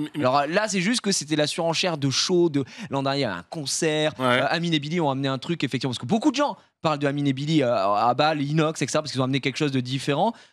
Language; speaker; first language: French; native; French